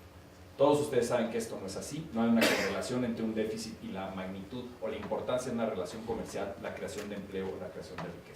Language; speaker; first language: Spanish; native; Spanish